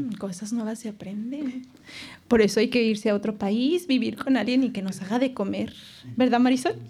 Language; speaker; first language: Spanish; native; Spanish